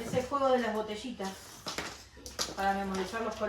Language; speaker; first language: Spanish; native; Spanish